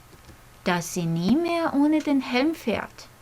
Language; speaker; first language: German; non-native, fluent; Croatian